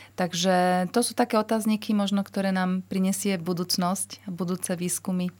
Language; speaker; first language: Slovak; native; Slovak